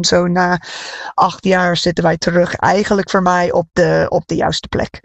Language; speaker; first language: Dutch; non-native, fluent; English